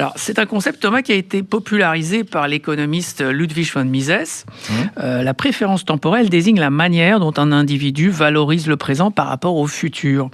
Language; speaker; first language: French; native; French